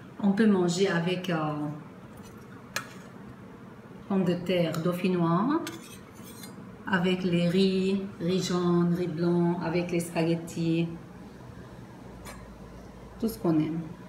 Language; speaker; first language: French; non-native, fluent; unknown